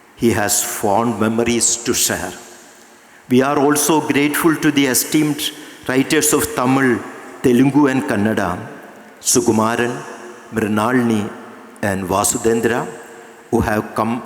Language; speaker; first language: English; non-native, local second language; Malayalam